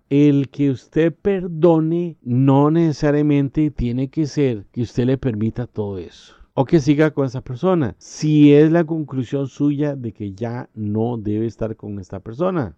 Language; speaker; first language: Spanish; native; Spanish